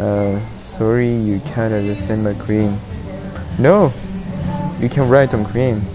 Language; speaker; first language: English; non-native, learner; Russian